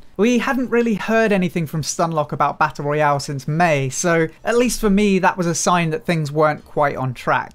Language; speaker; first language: English; native; English